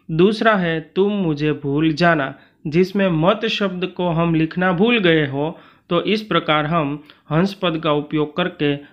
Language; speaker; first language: Hindi; non-native, local second language; Gujarati